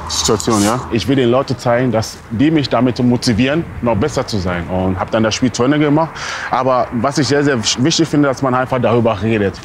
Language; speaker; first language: German; early bilingual, other home language; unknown